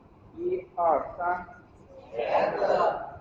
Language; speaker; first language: Chinese; native; Chinese